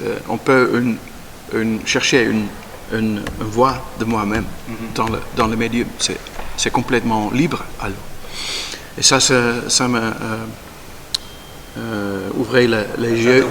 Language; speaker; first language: French; non-native, learner; Dutch